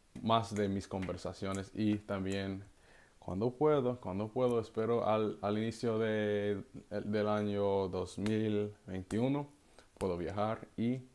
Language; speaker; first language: Spanish; non-native, learner; English